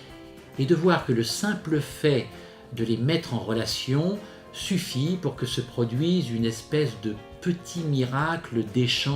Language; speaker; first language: French; native; French